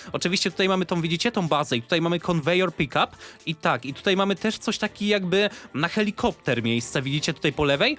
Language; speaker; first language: Polish; native; Polish